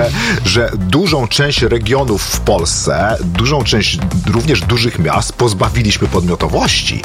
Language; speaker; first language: Polish; native; Polish